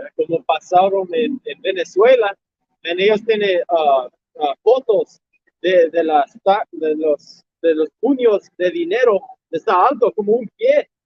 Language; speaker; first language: Spanish; non-native, learner; English